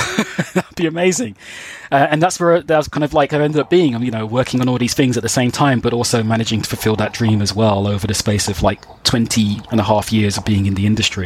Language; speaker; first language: English; native; English